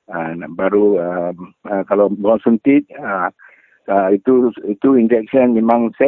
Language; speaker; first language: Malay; non-native, local second language; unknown